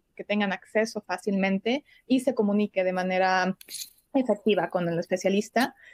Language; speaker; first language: Spanish; native; Spanish